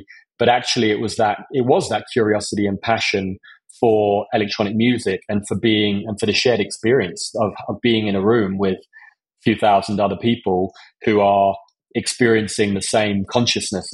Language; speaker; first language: English; native; English